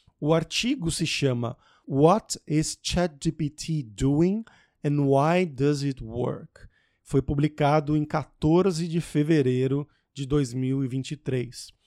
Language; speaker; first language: Portuguese; native; Portuguese